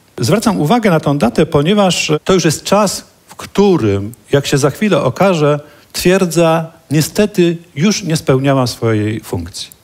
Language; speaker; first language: Polish; native; Polish